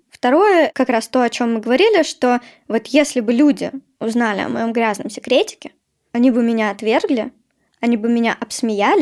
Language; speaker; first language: Russian; native; Russian